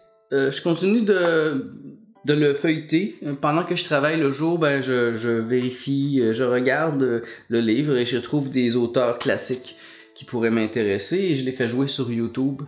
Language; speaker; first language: French; native; French